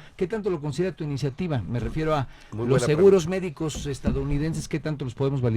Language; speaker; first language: Spanish; native; Spanish